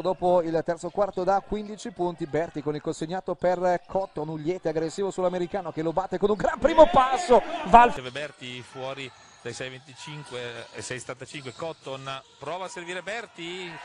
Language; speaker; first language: Italian; native; Italian